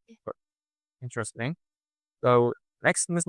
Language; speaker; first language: English; non-native, fluent; Indonesian